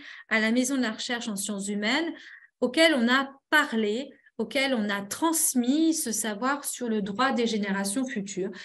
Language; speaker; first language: French; native; French